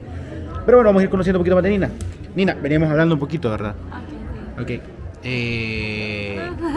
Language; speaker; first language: Spanish; native; Spanish